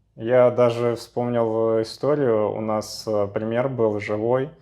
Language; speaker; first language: Russian; native; Russian